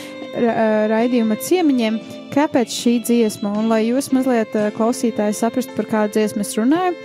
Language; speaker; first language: Latvian; native; Latvian